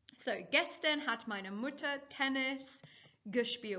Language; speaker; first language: German; non-native, fluent; English